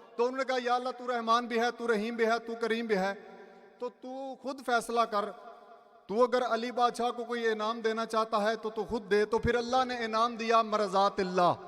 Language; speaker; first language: Urdu; non-native, local second language; Saraiki